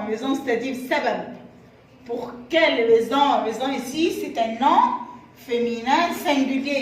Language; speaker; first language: French; non-native, fluent; Arabic